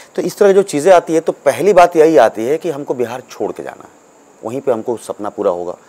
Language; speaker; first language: Hindi; native; Hindi